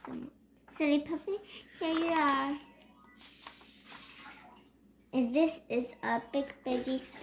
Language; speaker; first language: English; early bilingual, heritage; Chinese